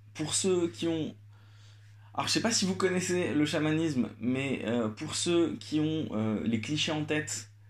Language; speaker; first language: French; non-native, local second language; Arabic